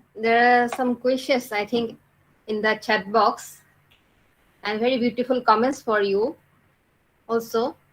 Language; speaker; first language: English; non-native, local second language; Assamese